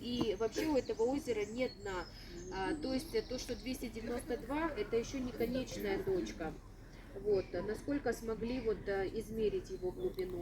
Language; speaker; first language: Russian; native; Russian